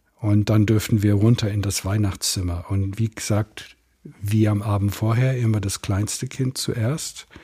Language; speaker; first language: German; non-native, fluent; English